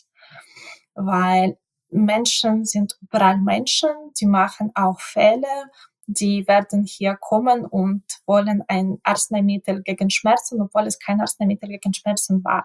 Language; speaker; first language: German; non-native, fluent; Ukrainian